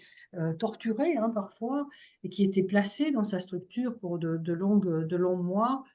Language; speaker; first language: French; native; French